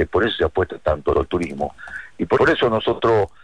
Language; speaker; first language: Spanish; native; Spanish